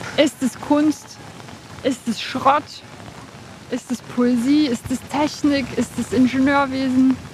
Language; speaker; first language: German; early bilingual, other home language; Bosnian